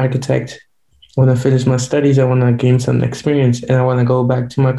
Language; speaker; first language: English; non-native, fluent; Guarani